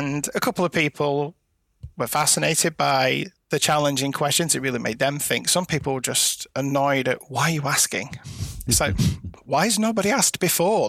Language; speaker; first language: English; native; English